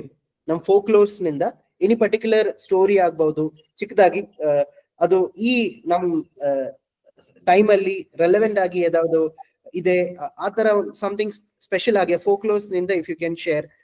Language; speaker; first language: Kannada; non-native, local second language; Malayalam